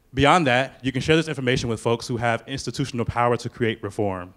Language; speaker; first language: English; native; English